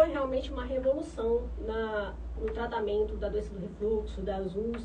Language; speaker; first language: Portuguese; native; Portuguese